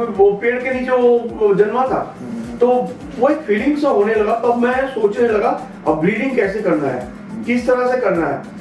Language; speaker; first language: Hindi; non-native, local second language; Bangla